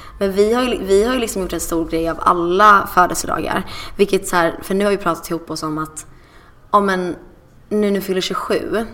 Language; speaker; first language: Swedish; early bilingual, other home language; English